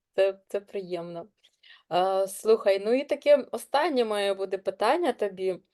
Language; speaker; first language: Ukrainian; non-native, local second language; Russian